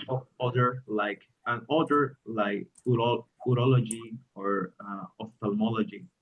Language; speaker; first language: English; non-native, learner; Spanish